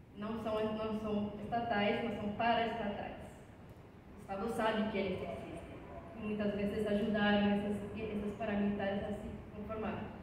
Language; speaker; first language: Portuguese; non-native, fluent; Spanish